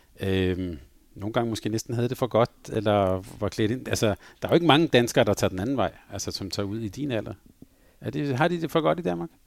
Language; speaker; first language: Danish; native; Danish